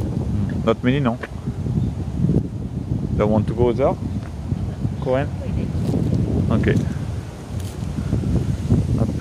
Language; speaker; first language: English; non-native, learner; French